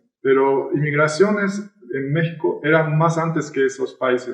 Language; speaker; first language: Spanish; non-native, fluent; Japanese